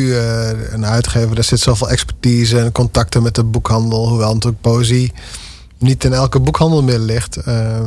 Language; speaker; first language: Dutch; non-native, local second language; Western Frisian